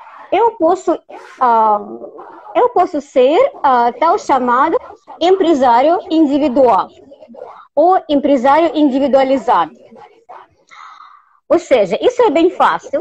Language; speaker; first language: Portuguese; non-native, fluent; Russian